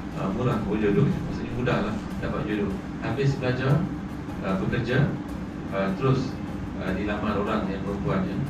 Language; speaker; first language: Malay; native; Malay